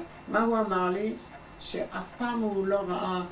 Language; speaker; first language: Hebrew; non-native, fluent; German